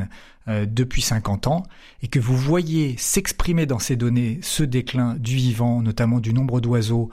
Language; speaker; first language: French; native; French